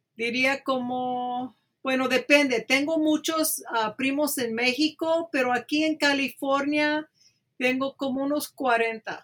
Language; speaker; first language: Spanish; early bilingual, heritage; Spanish